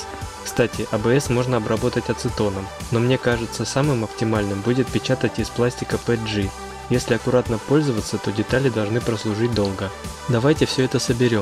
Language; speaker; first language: Russian; native; Russian